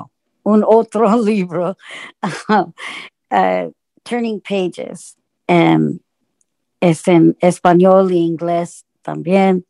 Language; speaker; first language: Spanish; non-native, learner; English